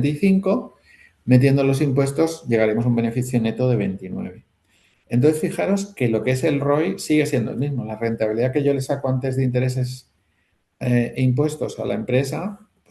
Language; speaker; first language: Spanish; native; Spanish